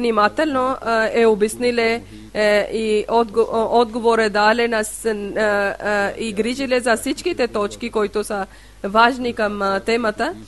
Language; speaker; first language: Bulgarian; non-native, learner; Urdu